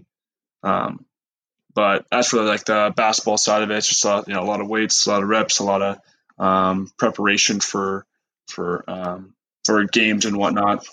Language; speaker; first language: English; native; English